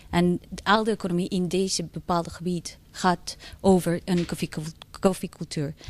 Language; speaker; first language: Dutch; non-native, fluent; Spanish